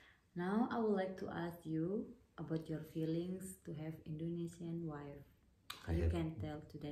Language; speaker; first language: English; non-native, learner; Indonesian